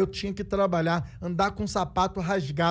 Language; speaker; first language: Portuguese; native; Portuguese